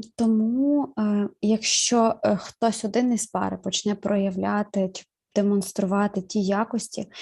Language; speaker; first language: Ukrainian; native; Ukrainian